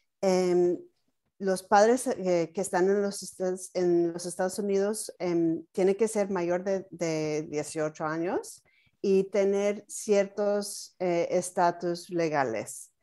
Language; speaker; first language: Spanish; non-native, fluent; English